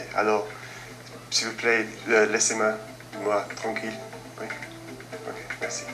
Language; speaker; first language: French; non-native, fluent; English